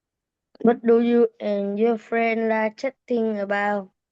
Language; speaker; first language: English; non-native, learner; Vietnamese